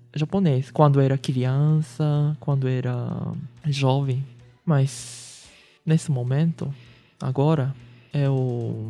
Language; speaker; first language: Portuguese; early bilingual, heritage; Japanese